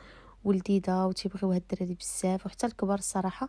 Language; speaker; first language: Arabic; native; Arabic